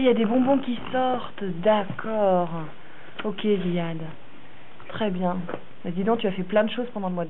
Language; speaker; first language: French; native; French